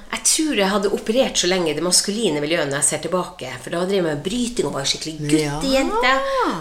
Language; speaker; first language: Norwegian; native; Norwegian